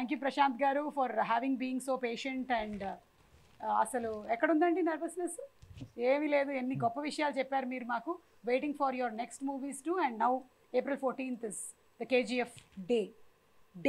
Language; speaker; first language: Telugu; native; Telugu